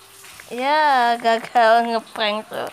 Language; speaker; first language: Indonesian; native; Indonesian